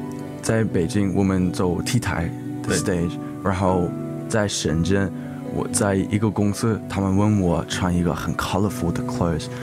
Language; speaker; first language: Chinese; early bilingual, heritage; English